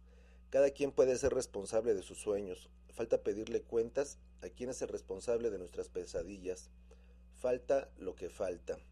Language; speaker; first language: Spanish; native; Spanish